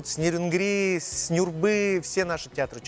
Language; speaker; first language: Russian; non-native, local second language; Yakut